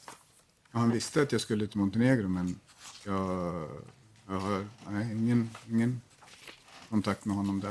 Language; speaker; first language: Swedish; native; Swedish